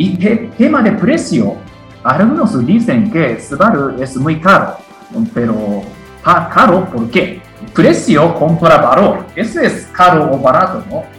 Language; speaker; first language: Spanish; non-native, fluent; Japanese